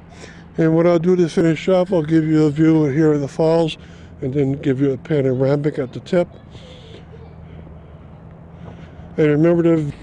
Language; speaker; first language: English; native; English